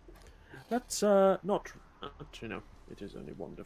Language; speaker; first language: English; native; English